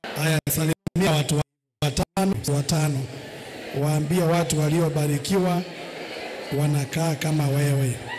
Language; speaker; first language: Swahili; non-native, local second language; Gusii